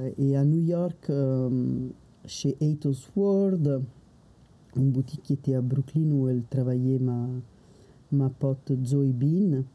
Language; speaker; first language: French; non-native, fluent; Italian